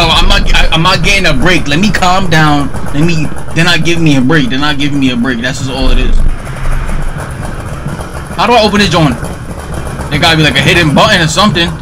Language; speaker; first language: English; native; English